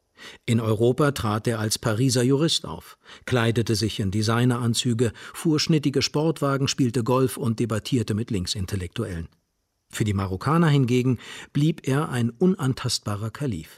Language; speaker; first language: German; native; German